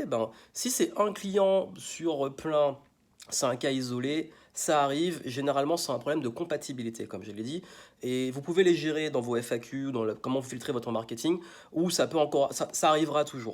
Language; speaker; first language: French; native; French